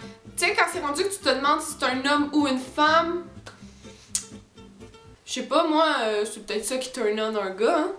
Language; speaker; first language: French; native; French